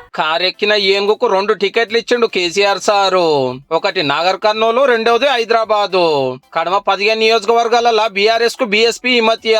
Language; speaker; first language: Telugu; native; Telugu